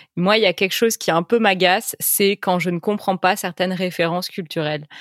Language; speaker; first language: French; native; French